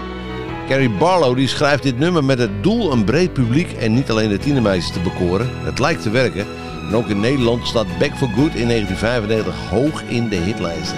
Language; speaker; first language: Dutch; native; Dutch